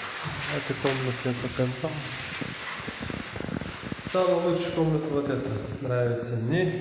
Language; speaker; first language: Russian; non-native, learner; Uzbek